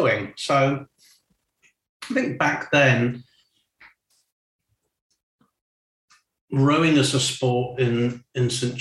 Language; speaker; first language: English; native; English